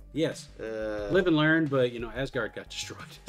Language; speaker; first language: English; native; English